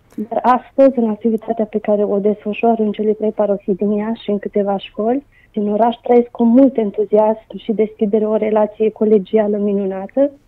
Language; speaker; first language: Romanian; native; Romanian